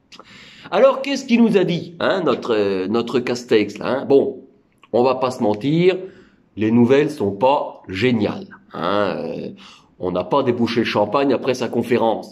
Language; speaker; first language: French; native; French